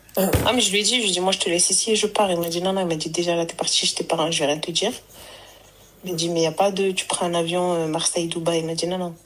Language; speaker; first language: French; early bilingual, other home language; Arabic